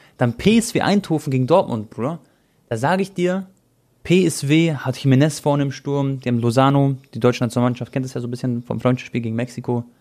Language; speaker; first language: German; early bilingual, other home language; Croatian